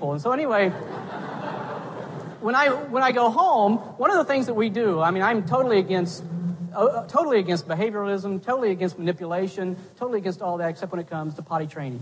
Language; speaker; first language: English; native; English